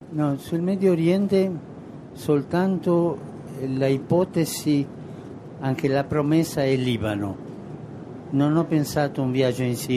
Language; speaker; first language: Italian; non-native, fluent; Spanish